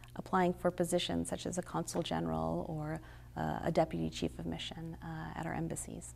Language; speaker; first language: English; native; English